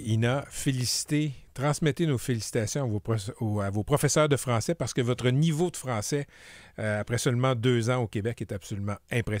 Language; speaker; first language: French; native; French